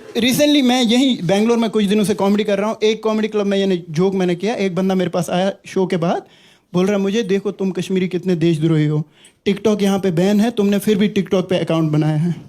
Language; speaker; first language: Hindi; non-native, local second language; Kashmiri